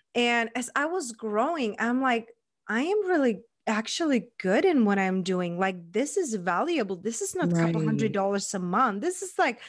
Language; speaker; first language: English; non-native, fluent; Czech